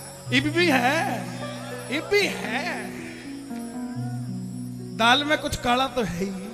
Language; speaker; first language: Hindi; native; Hindi